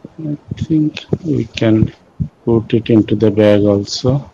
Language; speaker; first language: English; non-native, local second language; Bangla